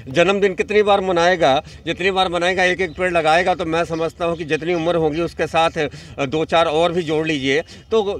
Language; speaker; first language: Hindi; native; Hindi